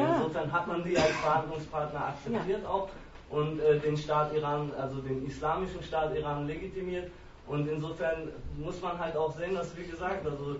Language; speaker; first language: German; native; German